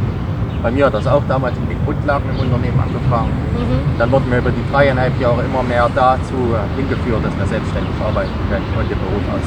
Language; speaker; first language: German; native; German